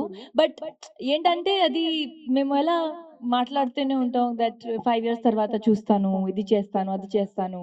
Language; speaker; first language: Telugu; non-native, learner; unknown